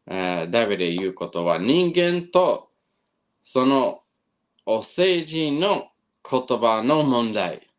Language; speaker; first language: Japanese; non-native, fluent; English